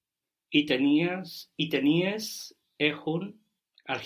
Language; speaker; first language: Greek; non-native, learner; English